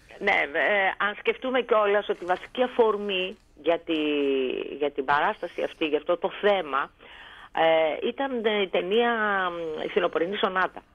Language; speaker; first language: Greek; native; Greek